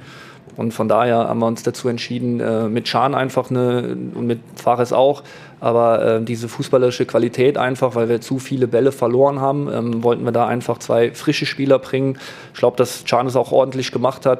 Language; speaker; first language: German; native; German